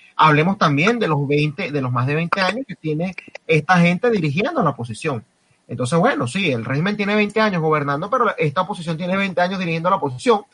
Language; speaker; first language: Spanish; native; Spanish